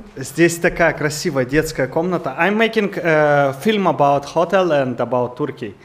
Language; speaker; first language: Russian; native; Russian